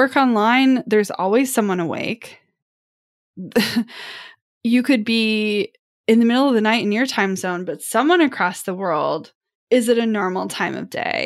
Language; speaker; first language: English; native; English